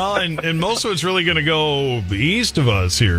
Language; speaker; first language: English; native; English